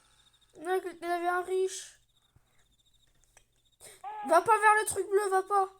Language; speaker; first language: French; native; French